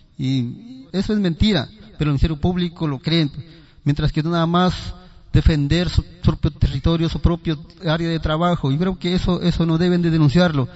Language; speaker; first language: Spanish; non-native, local second language; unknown